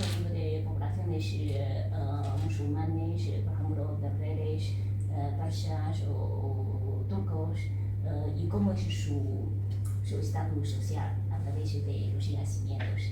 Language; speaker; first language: Spanish; non-native, learner; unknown